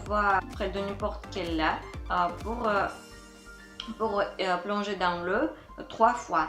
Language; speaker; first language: French; non-native, fluent; Russian